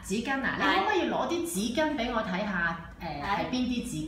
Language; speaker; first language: Cantonese; native; Cantonese